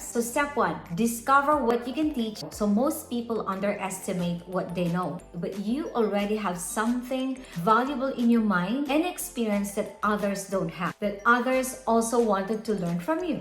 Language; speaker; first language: English; non-native, local second language; Filipino